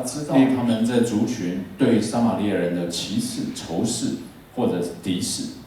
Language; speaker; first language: Chinese; native; Chinese